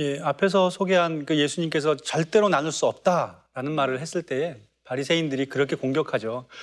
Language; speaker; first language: Korean; native; Korean